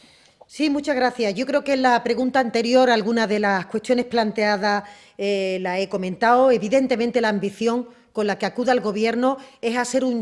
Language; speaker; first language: Spanish; native; Spanish